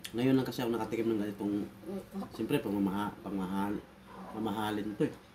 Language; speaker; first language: Filipino; non-native, local second language; Cebuano